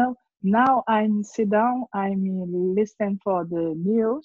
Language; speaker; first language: English; non-native, learner; Portuguese